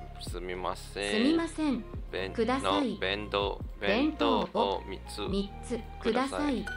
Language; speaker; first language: Japanese; non-native, learner; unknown